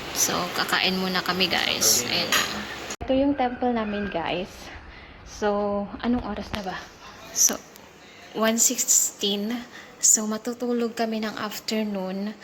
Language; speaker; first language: Filipino; non-native, local second language; Iloko